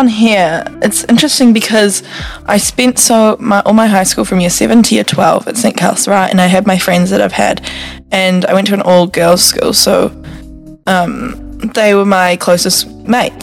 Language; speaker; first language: English; native; English